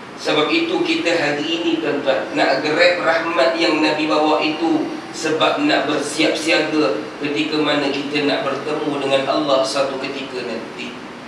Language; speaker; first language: Malay; native; Malay